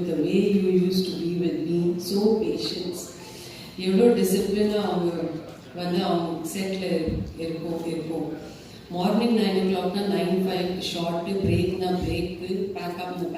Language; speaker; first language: Tamil; non-native, fluent; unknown